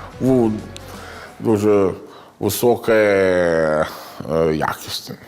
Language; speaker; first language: Ukrainian; non-native, learner; Italian